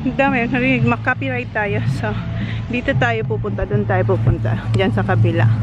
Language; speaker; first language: Filipino; non-native, local second language; Bikol